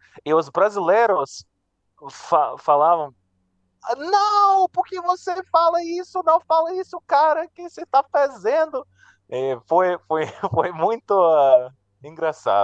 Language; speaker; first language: Portuguese; non-native, learner; English